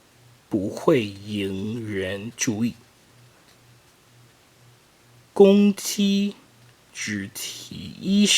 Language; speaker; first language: Chinese; non-native, learner; English